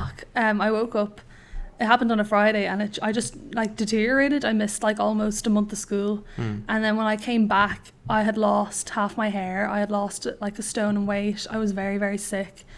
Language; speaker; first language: English; native; English